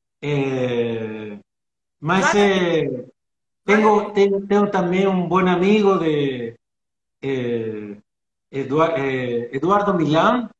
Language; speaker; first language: Portuguese; non-native, learner; Spanish